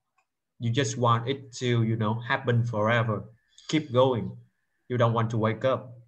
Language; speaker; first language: English; non-native, fluent; Vietnamese